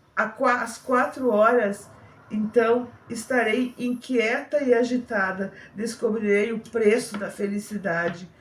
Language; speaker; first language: Portuguese; native; Portuguese